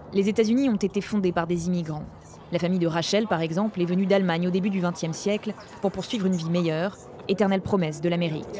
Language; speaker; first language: French; native; French